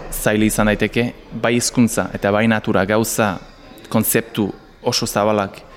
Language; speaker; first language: Basque; non-native, fluent; English